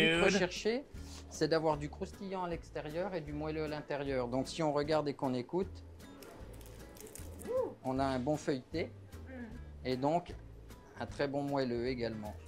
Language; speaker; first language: French; native; French